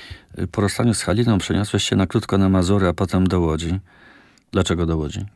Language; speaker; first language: Polish; native; Polish